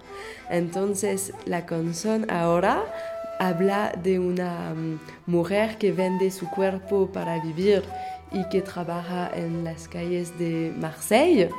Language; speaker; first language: Spanish; non-native, fluent; French